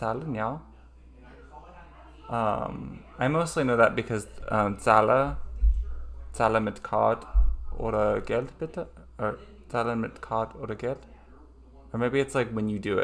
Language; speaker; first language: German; non-native, learner; English